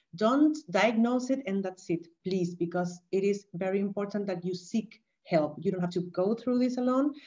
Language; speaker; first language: English; non-native, fluent; Spanish